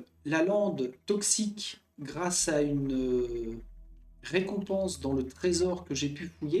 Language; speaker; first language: French; native; French